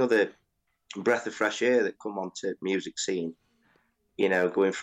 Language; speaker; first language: English; native; English